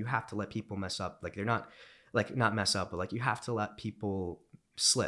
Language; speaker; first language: English; early bilingual, other home language; Romanian